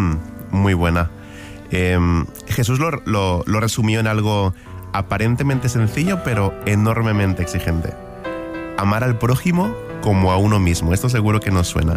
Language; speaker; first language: Spanish; native; Spanish